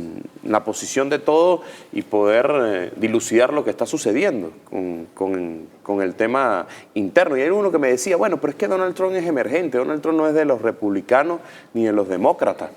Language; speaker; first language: Spanish; native; Spanish